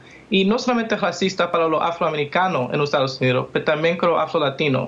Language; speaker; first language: Spanish; early bilingual, heritage; English